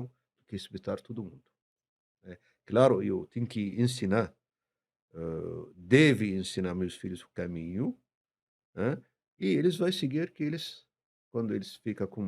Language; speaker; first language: Portuguese; non-native, fluent; Arabic